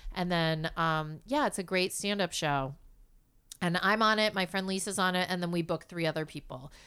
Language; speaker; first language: English; native; English